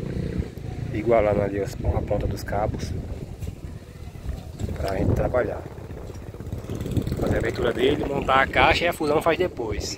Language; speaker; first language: Portuguese; native; Portuguese